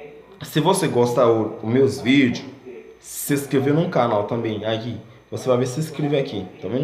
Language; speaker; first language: Portuguese; non-native, fluent; Haitian Creole